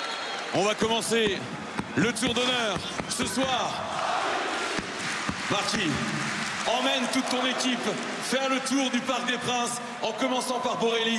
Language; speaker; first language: French; native; French